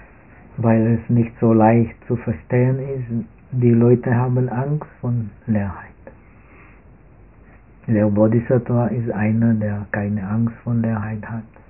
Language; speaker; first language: German; non-native, fluent; Czech